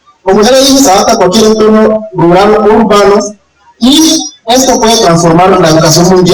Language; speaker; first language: Spanish; native; Spanish